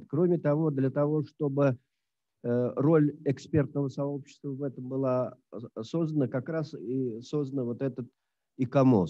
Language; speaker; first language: Russian; native; Russian